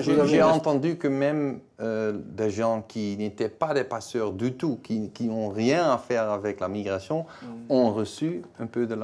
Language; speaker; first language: French; non-native, fluent; Dutch